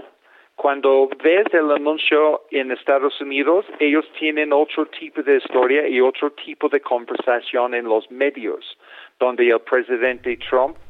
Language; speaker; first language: Spanish; non-native, fluent; English